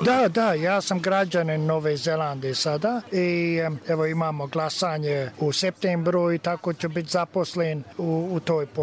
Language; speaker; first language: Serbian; early bilingual, heritage; Serbian